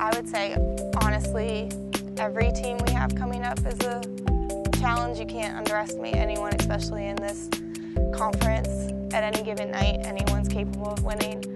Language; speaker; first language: English; native; English